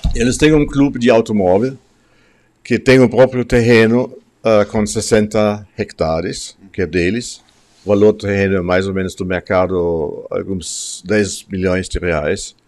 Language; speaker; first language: Portuguese; non-native, fluent; German